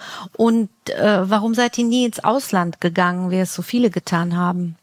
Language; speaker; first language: German; native; German